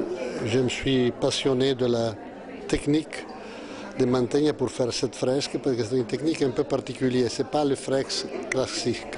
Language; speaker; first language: French; non-native, fluent; Italian